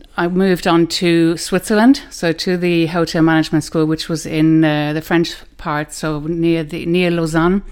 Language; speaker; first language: English; non-native, fluent; German